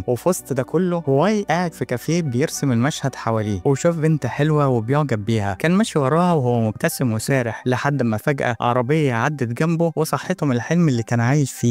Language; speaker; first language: Arabic; native; Arabic